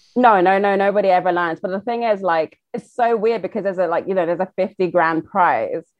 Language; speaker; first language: English; native; English